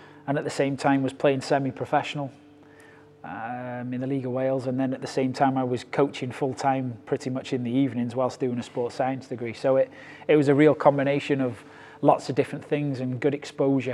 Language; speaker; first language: English; native; English